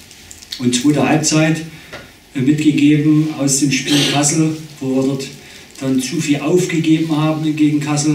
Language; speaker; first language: German; native; German